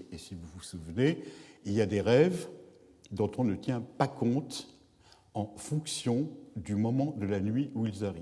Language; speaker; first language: French; native; French